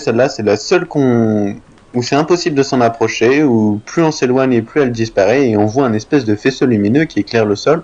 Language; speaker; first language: French; native; French